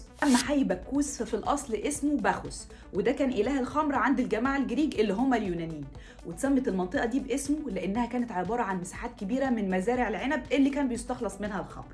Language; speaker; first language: Arabic; native; Arabic